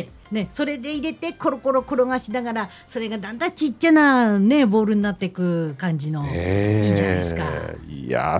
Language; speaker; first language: Japanese; native; Japanese